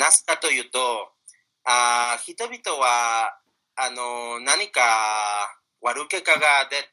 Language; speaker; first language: Japanese; non-native, fluent; Spanish